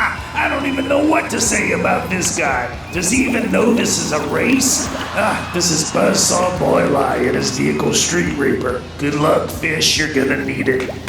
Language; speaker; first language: English; native; English